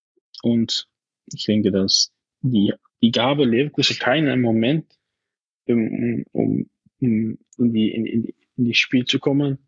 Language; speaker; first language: German; non-native, fluent; Dutch